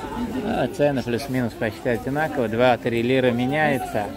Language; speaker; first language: Russian; non-native, fluent; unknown